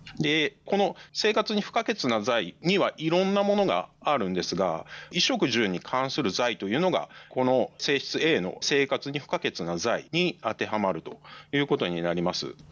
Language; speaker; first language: Japanese; native; Japanese